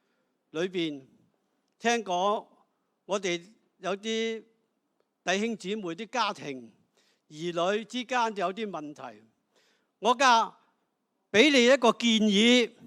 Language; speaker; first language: Cantonese; native; Cantonese